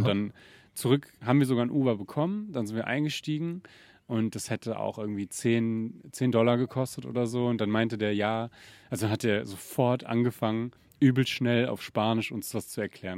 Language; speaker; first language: German; native; German